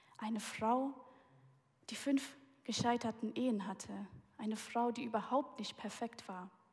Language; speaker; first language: German; early bilingual, heritage; German